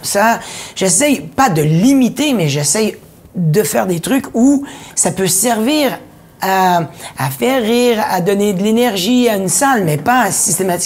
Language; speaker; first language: French; native; French